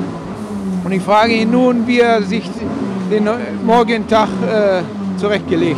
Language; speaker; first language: German; native; German